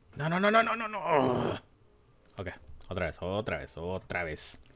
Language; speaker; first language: Spanish; early bilingual, heritage; Spanish